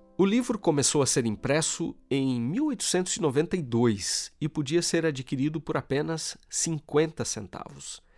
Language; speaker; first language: Portuguese; native; Portuguese